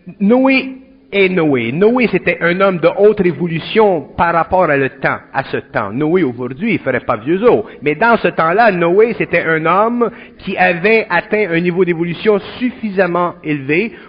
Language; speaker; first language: French; native; French